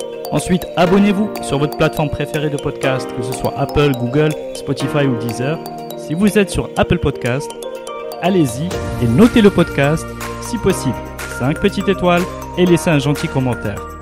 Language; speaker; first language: French; non-native, local second language; Arabic